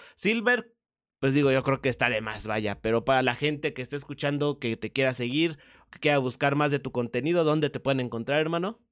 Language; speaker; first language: Spanish; native; Spanish